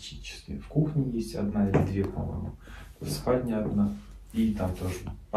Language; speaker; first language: Russian; native; Russian